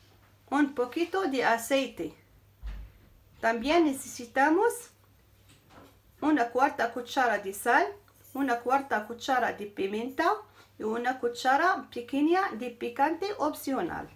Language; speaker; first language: Spanish; non-native, fluent; Arabic